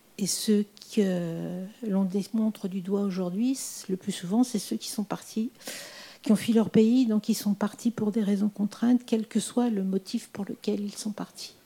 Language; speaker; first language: French; native; French